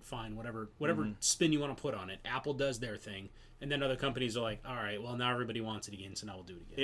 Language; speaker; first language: English; native; English